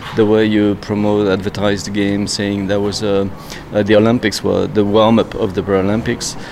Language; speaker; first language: English; non-native, fluent; French